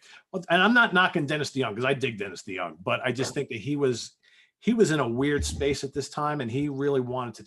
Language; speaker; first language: English; native; English